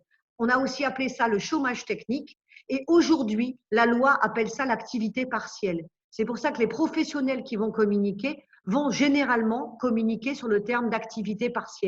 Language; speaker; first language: French; native; French